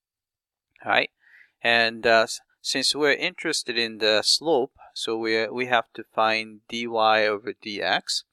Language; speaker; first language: English; non-native, fluent; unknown